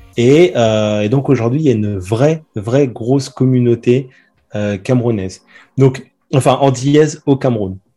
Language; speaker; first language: French; native; French